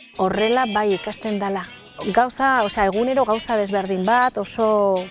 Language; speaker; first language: Basque; non-native, local second language; Spanish